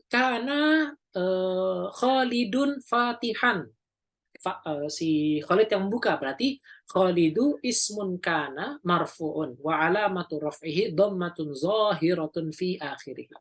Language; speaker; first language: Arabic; non-native, fluent; Indonesian